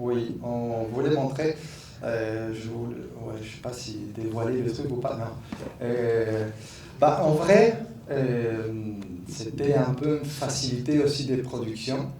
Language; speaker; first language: French; non-native, fluent; Spanish